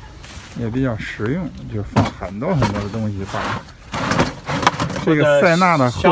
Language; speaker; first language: Chinese; native; Chinese